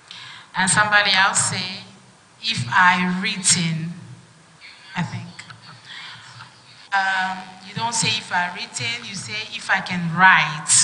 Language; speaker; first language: English; non-native, fluent; French